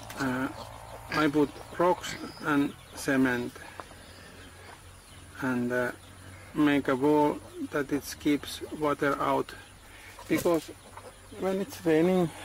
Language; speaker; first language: English; non-native, learner; Finnish